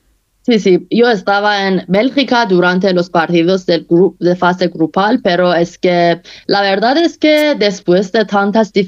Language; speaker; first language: Spanish; non-native, fluent; Persian